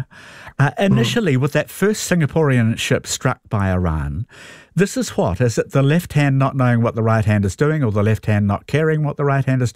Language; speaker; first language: English; native; English